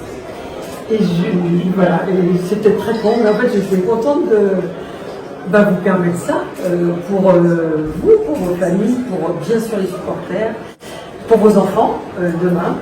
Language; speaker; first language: French; native; French